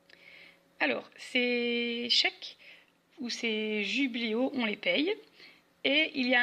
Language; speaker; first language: French; native; French